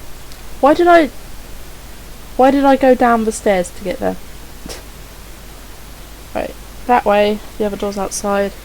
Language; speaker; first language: English; native; English